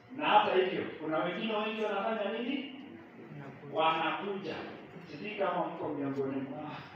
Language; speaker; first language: Swahili; non-native, local second language; Kalenjin